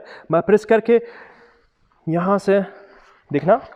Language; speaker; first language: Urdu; non-native, learner; Arabic